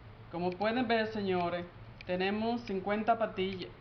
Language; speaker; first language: Spanish; native; Spanish